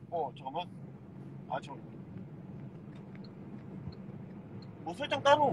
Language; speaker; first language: Korean; native; Korean